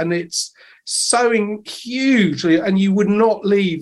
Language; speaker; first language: English; native; English